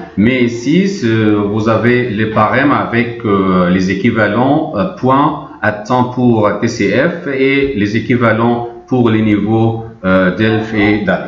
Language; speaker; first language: French; non-native, fluent; Arabic